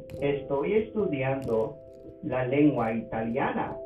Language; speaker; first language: Spanish; non-native, learner; English